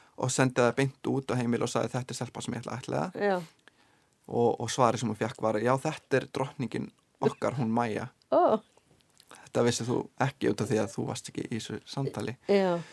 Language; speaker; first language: Icelandic; native; Icelandic